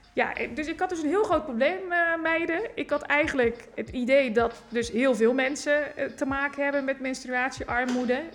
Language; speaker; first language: Dutch; native; Dutch